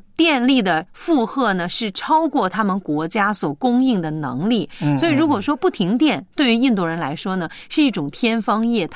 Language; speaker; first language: Chinese; native; Chinese